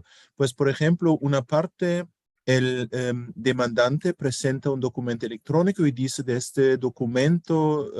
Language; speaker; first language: Spanish; non-native, fluent; German